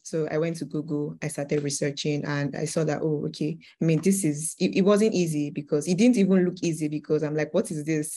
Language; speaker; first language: English; non-native, local second language; Yoruba